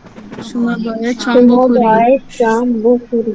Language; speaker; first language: Persian; non-native, learner; Urdu